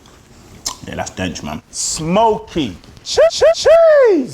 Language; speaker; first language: English; native; English